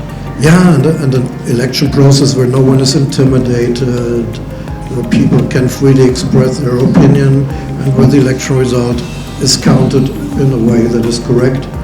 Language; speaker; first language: English; non-native, fluent; German